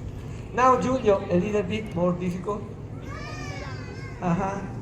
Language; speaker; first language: English; non-native, learner; Italian